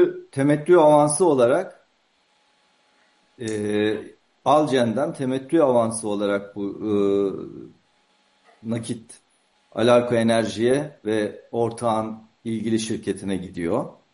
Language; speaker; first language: Turkish; native; Turkish